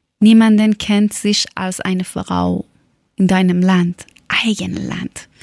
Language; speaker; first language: German; non-native, learner; Persian